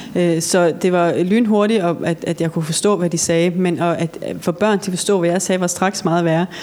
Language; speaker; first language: Danish; early bilingual, other home language; Norwegian